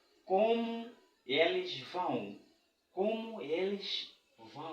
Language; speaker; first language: Portuguese; non-native, fluent; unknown